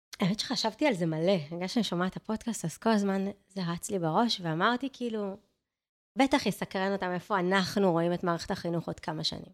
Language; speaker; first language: Hebrew; native; Hebrew